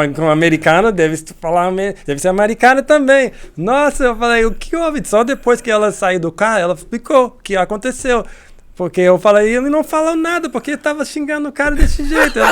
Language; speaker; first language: Portuguese; non-native, fluent; English